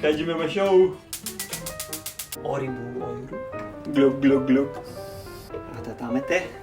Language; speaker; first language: Japanese; non-native, learner; Serbian